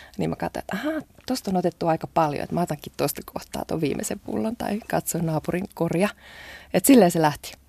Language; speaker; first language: Finnish; native; Finnish